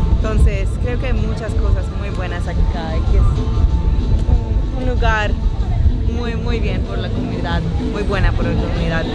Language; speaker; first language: Spanish; non-native, fluent; English